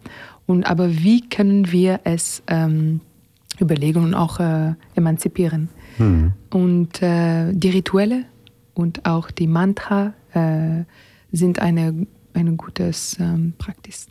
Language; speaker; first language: German; non-native, learner; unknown